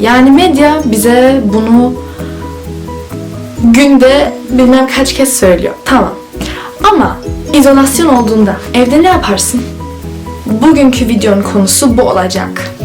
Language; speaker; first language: Turkish; early bilingual, heritage; Turkish